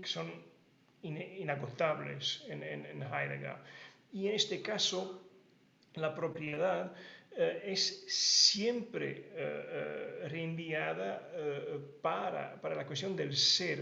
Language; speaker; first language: Spanish; non-native, fluent; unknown